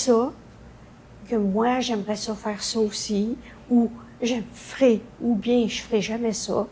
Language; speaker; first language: French; native; French